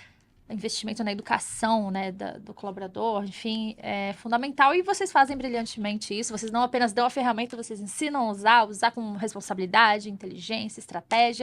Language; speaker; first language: Portuguese; native; Portuguese